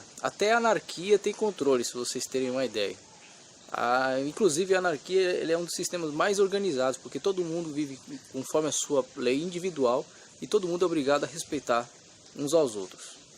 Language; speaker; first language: Portuguese; native; Portuguese